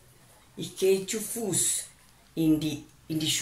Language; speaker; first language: German; non-native, fluent; Indonesian